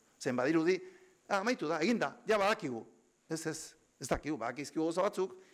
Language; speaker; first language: Basque; native; Basque